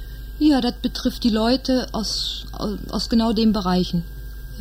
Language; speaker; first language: German; native; German